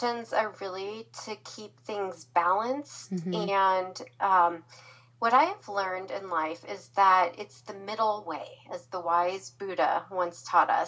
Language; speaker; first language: English; native; English